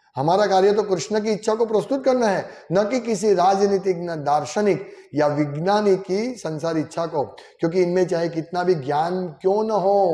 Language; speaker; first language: Hindi; non-native, local second language; Gujarati